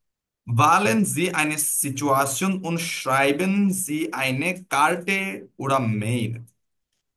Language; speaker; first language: German; non-native, fluent; Bangla